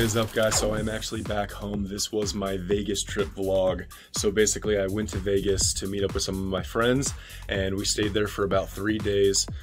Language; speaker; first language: English; native; English